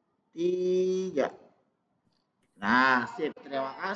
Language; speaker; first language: Indonesian; native; Indonesian